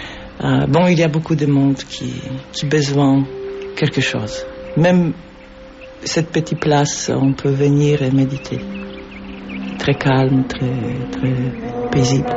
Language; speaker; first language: French; non-native, learner; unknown